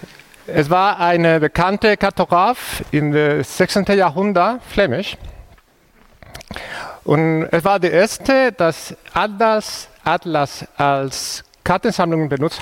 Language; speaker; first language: German; non-native, fluent; Spanish